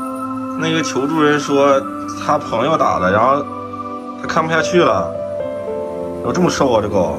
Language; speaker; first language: Chinese; native; Chinese